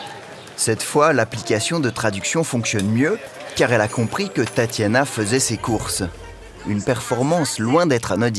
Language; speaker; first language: French; native; French